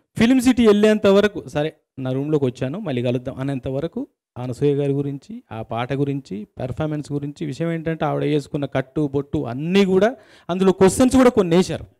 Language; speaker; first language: Telugu; native; Telugu